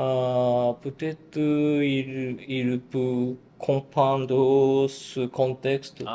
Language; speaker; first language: French; non-native, learner; Japanese